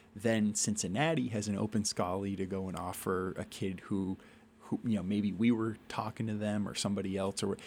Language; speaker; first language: English; native; English